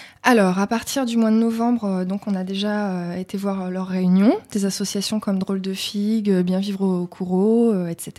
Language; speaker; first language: French; native; French